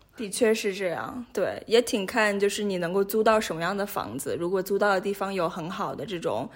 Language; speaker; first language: Chinese; native; Chinese